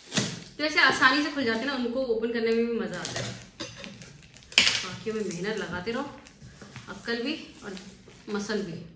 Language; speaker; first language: Hindi; native; Hindi